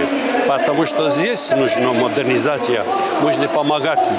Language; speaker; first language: Russian; non-native, learner; Romanian